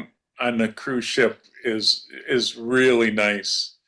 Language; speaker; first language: English; native; English